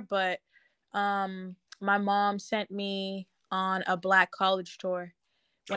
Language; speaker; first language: English; native; English